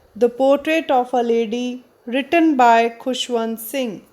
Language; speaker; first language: English; non-native, local second language; Punjabi